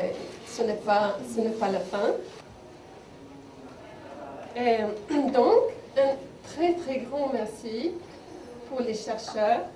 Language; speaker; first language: French; non-native, fluent; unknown